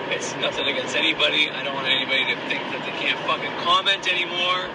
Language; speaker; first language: English; native; English